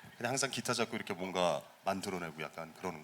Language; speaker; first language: Korean; native; Korean